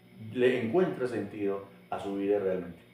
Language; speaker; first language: Spanish; native; Spanish